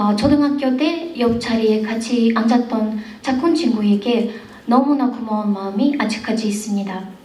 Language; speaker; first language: Korean; non-native, fluent; Kazakh